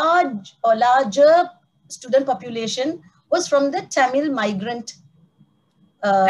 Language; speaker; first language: English; non-native, local second language; Tamil